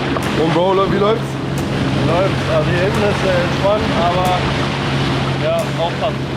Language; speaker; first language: German; native; German